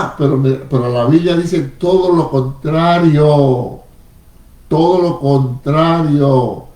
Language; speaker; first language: Spanish; native; Spanish